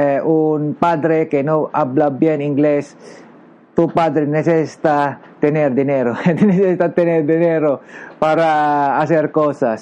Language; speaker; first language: Spanish; non-native, learner; Filipino